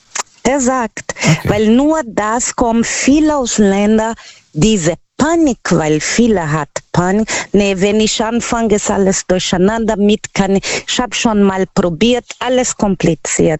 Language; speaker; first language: German; non-native, learner; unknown